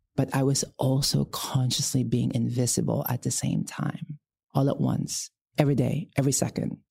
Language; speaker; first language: English; non-native, local second language; Filipino